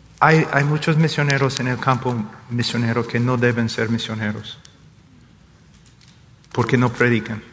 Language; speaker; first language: Spanish; non-native, fluent; English